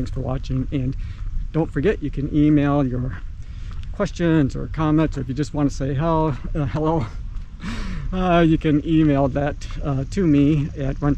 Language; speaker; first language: English; native; English